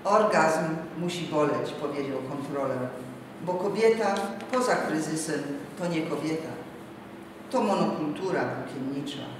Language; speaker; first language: Polish; early bilingual, heritage; Polish